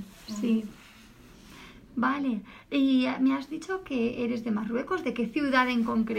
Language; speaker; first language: Spanish; native; Spanish